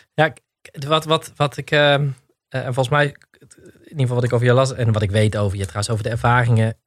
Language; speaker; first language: Dutch; native; Dutch